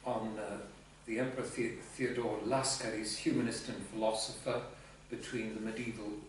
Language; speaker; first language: English; non-native, fluent; Greek